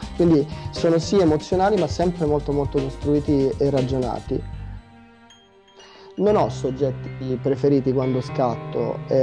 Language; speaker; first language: Italian; native; Italian